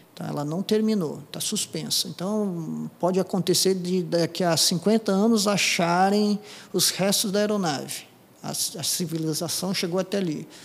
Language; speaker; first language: Portuguese; non-native, local second language; Japanese